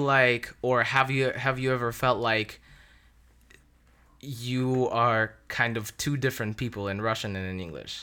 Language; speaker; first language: English; non-native, fluent; Russian